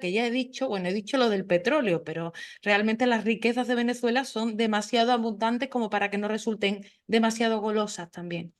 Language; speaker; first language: Spanish; native; Spanish